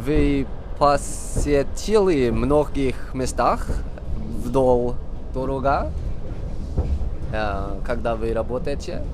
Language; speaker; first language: Russian; non-native, learner; Swedish